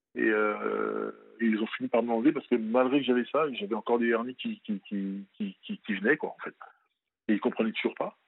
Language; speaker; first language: French; native; French